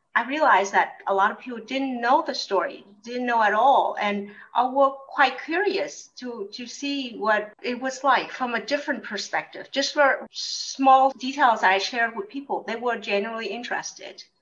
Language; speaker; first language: English; early bilingual, other home language; Vietnamese